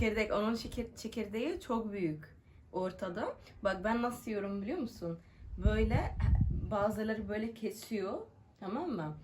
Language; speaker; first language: Turkish; non-native, learner; Arabic